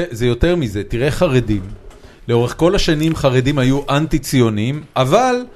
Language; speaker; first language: Hebrew; native; Hebrew